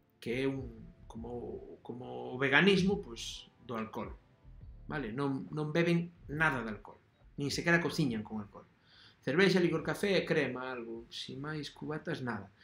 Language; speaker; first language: Galician; non-native, local second language; Spanish